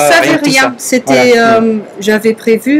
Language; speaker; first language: French; non-native, fluent; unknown